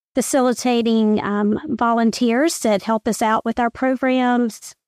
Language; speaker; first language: English; native; English